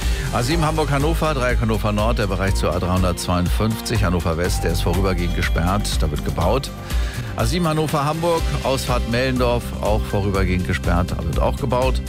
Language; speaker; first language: German; native; German